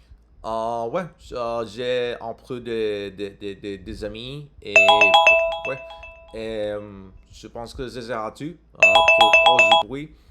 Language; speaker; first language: French; non-native, learner; English